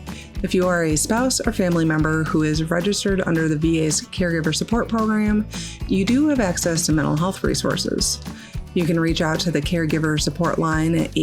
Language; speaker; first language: English; native; English